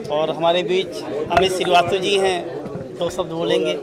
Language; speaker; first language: Hindi; native; Hindi